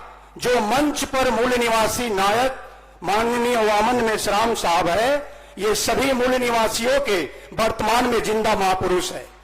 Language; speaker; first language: Hindi; native; Hindi